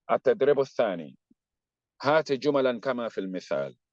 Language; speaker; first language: Arabic; non-native, fluent; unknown